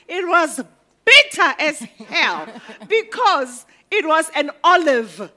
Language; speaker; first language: English; non-native, local second language; Northern Sotho